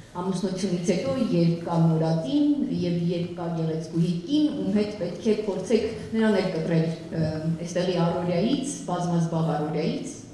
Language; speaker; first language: Armenian; native; Armenian